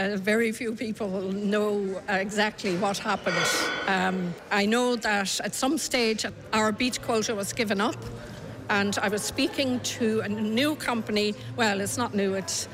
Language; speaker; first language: English; native; English